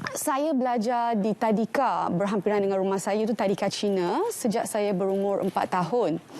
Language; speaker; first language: Malay; non-native, local second language; Tamil